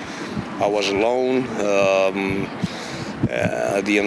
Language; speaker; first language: English; non-native, fluent; Romanian